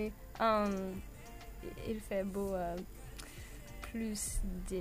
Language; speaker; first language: French; non-native, learner; English